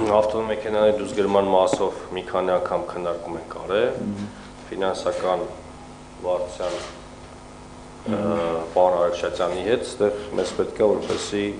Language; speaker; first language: Armenian; native; Armenian